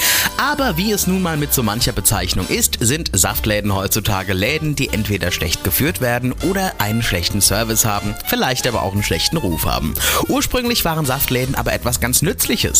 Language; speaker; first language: German; native; German